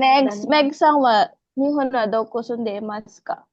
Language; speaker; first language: Japanese; non-native, learner; Filipino